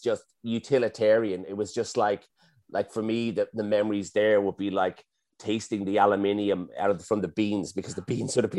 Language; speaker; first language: English; native; English